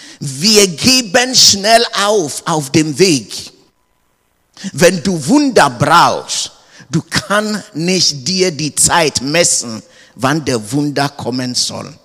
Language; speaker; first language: German; non-native, learner; English